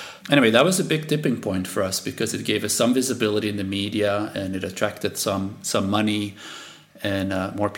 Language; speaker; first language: English; non-native, fluent; Dutch